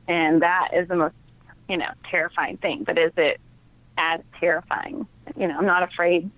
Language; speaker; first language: English; native; English